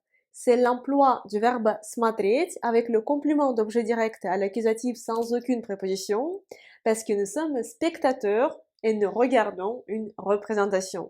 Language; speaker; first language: French; non-native, fluent; Russian